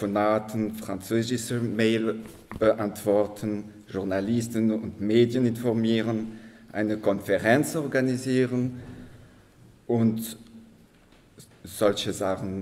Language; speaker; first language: German; non-native, local second language; French